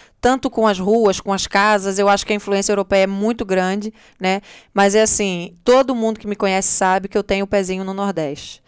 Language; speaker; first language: Portuguese; native; Portuguese